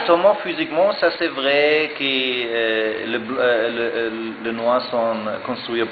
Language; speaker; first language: French; non-native, learner; German